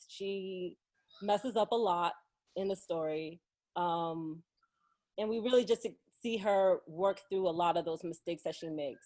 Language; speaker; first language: English; native; English